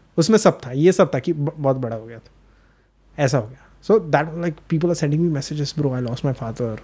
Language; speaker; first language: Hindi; non-native, local second language; Marathi